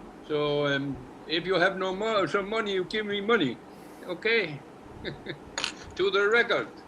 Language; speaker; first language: English; non-native, learner; Icelandic